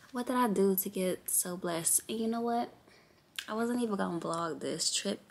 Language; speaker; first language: English; native; English